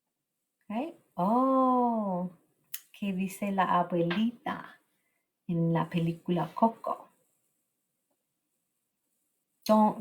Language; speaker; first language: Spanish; non-native, fluent; English